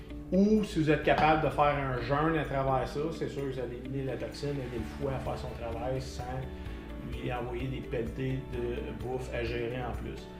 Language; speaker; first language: French; native; French